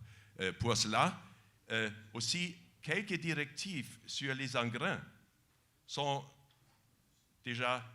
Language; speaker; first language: French; non-native, fluent; German